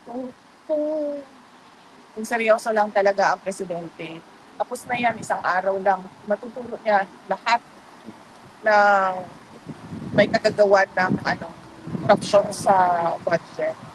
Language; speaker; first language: Filipino; non-native, local second language; Cebuano